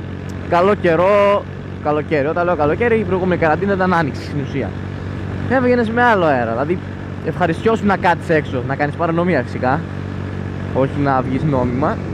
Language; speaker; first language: Greek; native; Greek